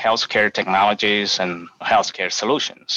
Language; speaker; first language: English; non-native, fluent; Chinese